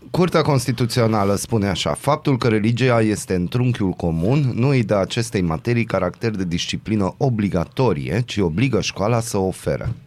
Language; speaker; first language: Romanian; non-native, local second language; Hungarian